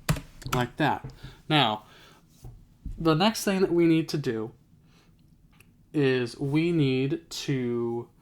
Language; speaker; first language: English; native; English